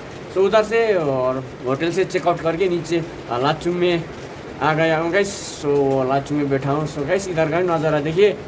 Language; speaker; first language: Hindi; non-native, local second language; Nepali